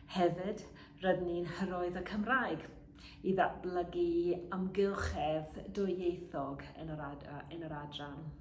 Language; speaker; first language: Welsh; non-native, learner; English